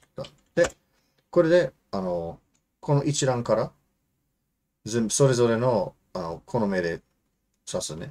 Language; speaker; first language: Japanese; non-native, fluent; English